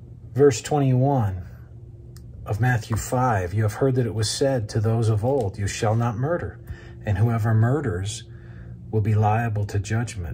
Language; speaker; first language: English; native; English